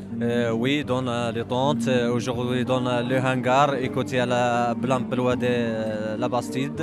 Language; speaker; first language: French; non-native, learner; Arabic